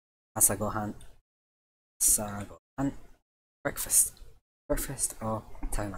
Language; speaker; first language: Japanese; non-native, learner; English